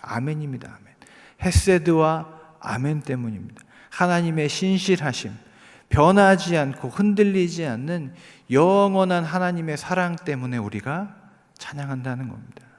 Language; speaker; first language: Korean; native; Korean